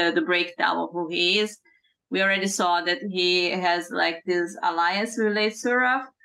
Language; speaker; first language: English; non-native, fluent; Portuguese